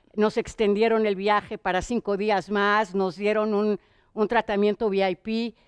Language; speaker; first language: Spanish; non-native, fluent; Hebrew